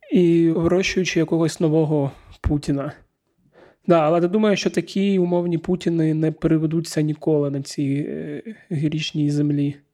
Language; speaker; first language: Ukrainian; native; Ukrainian